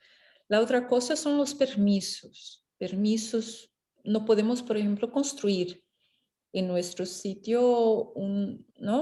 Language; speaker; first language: Spanish; non-native, fluent; Portuguese